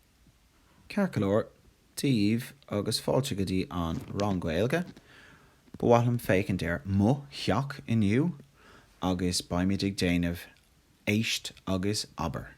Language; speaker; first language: Irish; non-native, local second language; English